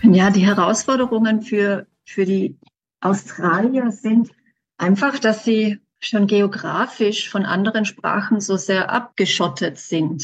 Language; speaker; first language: German; native; German